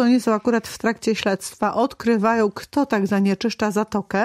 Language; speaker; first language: Polish; native; Polish